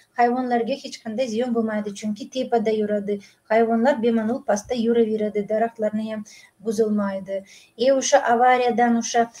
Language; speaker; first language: Uzbek; non-native, local second language; Russian